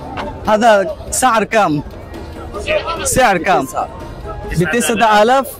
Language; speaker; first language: Arabic; non-native, learner; Bangla